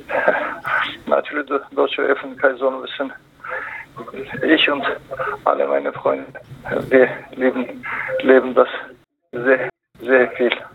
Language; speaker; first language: German; non-native, learner; Kurdish